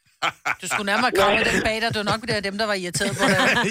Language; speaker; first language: Danish; native; Danish